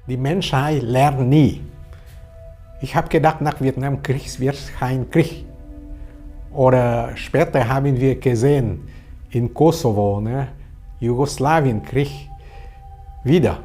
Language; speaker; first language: German; non-native, learner; Vietnamese